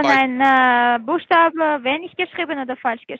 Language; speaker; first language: German; non-native, learner; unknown